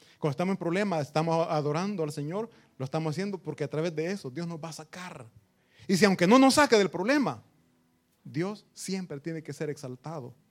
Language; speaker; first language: Spanish; native; Spanish